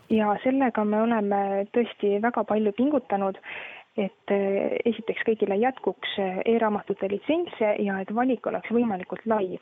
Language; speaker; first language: Estonian; native; Estonian